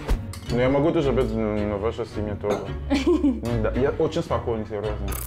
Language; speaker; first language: Russian; non-native, learner; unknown